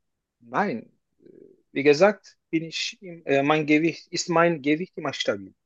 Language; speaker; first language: German; non-native, learner; Turkish